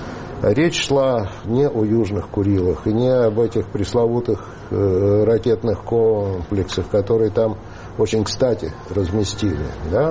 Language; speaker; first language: Russian; native; Russian